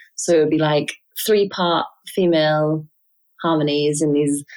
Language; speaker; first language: English; native; English